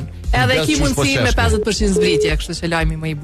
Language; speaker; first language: Albanian; native; Albanian